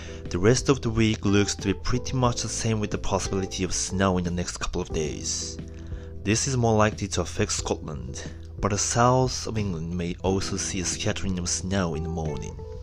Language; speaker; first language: English; non-native, learner; Japanese